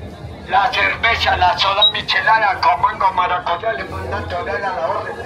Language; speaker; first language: Spanish; native; Spanish